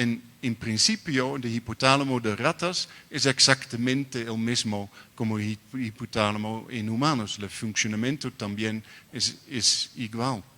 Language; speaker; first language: Spanish; non-native, learner; Dutch